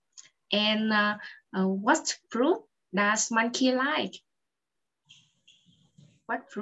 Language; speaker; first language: English; non-native, fluent; Vietnamese